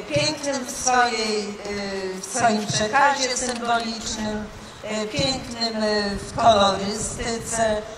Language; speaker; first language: Polish; native; Polish